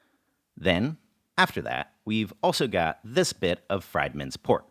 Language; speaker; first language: English; native; English